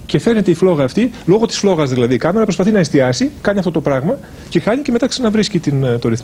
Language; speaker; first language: Greek; native; Greek